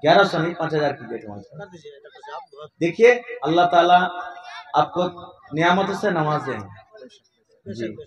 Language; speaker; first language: Hindi; non-native, local second language; Bangla